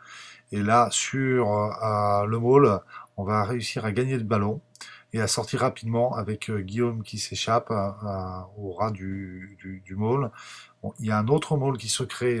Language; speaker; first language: French; native; French